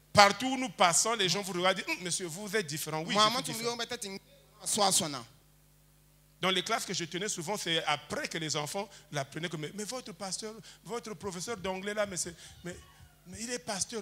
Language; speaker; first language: French; native; French